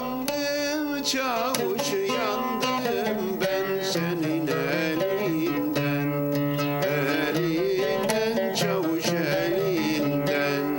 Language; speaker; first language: Turkish; native; Turkish